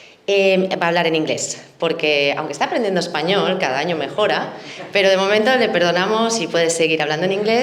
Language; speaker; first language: Spanish; native; Spanish